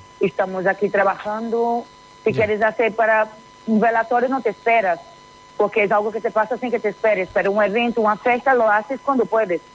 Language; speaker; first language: Spanish; non-native, fluent; Portuguese